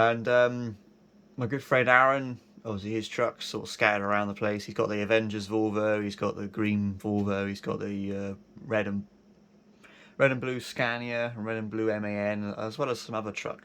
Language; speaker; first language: English; native; English